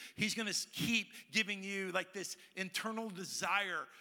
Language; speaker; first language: English; native; English